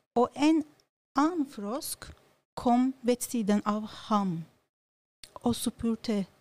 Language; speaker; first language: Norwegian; non-native, learner; Turkish